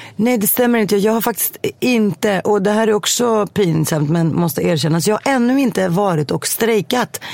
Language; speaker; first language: Swedish; early bilingual, other home language; Greek